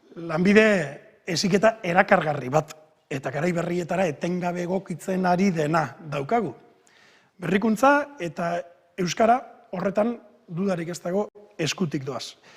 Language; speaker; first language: Basque; native; Basque